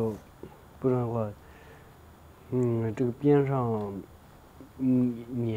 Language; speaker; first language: Chinese; non-native, local second language; Tibetan